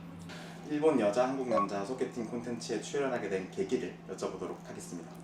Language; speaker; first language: Korean; native; Korean